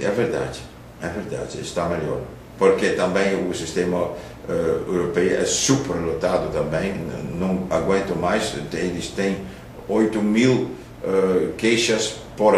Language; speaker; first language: Portuguese; non-native, fluent; Dutch